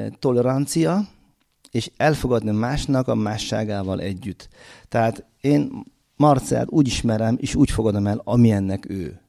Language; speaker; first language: Hungarian; non-native, fluent; Uzbek